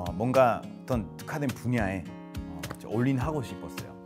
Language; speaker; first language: Korean; non-native, fluent; Spanish